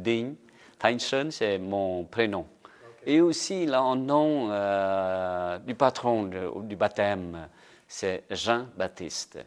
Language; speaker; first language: French; non-native, fluent; Vietnamese